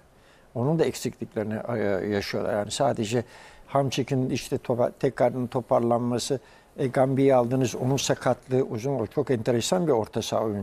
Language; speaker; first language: Turkish; native; Turkish